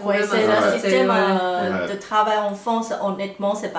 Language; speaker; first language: French; non-native, fluent; Chinese